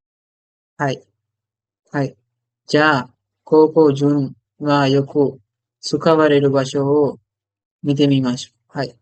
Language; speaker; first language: Japanese; non-native, fluent; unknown